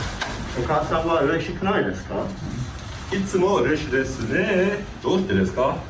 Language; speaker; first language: Japanese; non-native, learner; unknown